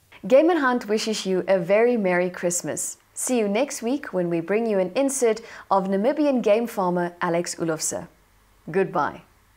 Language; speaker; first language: English; non-native, local second language; Afrikaans